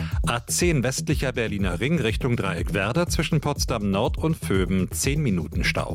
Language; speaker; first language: German; native; German